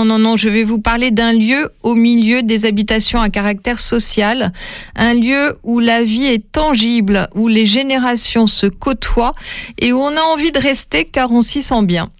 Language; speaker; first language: French; native; French